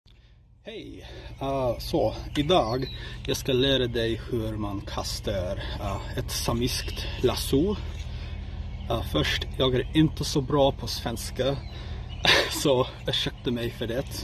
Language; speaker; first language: Swedish; non-native, learner; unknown